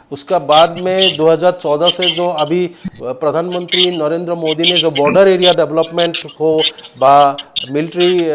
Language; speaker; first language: Hindi; non-native, local second language; Assamese